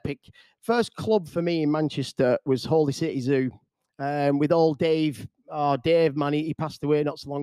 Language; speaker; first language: English; native; English